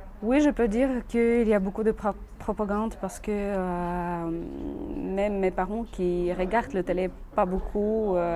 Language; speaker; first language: French; non-native, learner; Russian